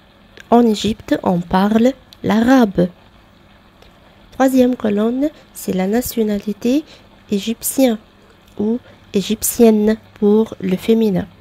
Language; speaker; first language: French; non-native, fluent; Arabic